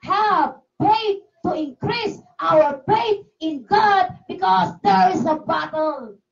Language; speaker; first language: English; non-native, local second language; Filipino